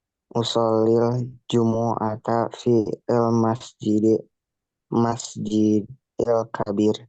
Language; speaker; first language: Arabic; non-native, learner; Indonesian